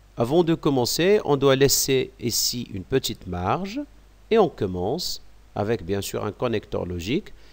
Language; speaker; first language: French; non-native, local second language; Arabic